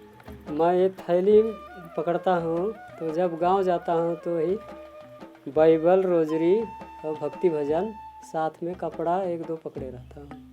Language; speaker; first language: Hindi; non-native, local second language; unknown